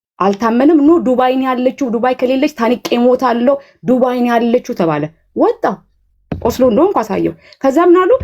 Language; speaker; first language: Amharic; native; Amharic